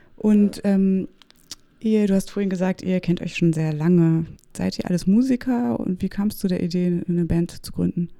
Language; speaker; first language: German; native; German